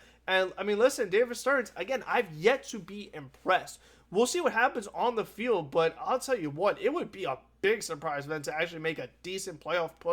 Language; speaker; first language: English; native; English